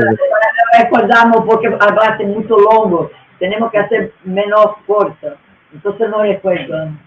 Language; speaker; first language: Spanish; non-native, learner; Portuguese